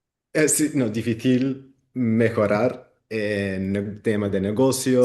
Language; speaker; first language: Spanish; non-native, fluent; Dutch